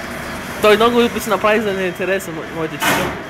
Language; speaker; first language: Bulgarian; early bilingual, heritage; Bulgarian